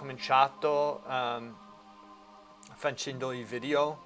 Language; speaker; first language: Italian; non-native, learner; English